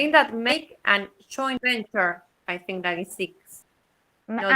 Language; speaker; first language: English; non-native, learner; Spanish